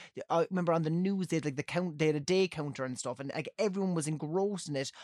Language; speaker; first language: English; native; English